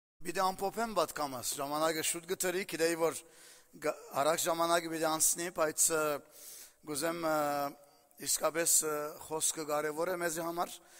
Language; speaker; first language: Armenian; early bilingual, heritage; Armenian